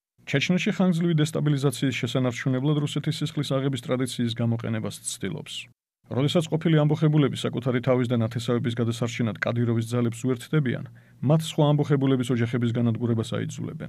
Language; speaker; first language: Georgian; native; Georgian